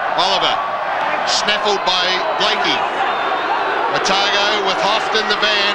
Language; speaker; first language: English; native; English